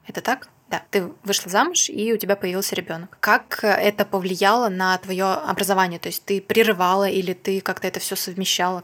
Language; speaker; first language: Russian; native; Russian